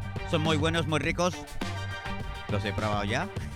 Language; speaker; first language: Spanish; non-native, fluent; English